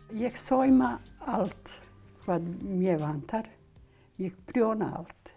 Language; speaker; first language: Icelandic; non-native, learner; Serbian